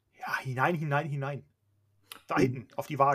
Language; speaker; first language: German; native; German